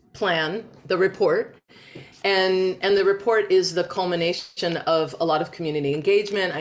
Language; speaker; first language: English; native; English